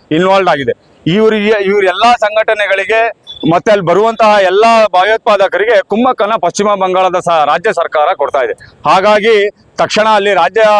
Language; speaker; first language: Kannada; native; Kannada